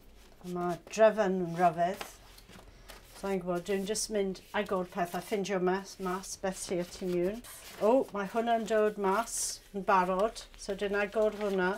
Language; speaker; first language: Welsh; non-native, learner; English